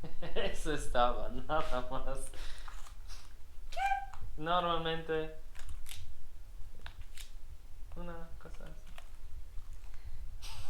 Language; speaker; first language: Spanish; non-native, learner; German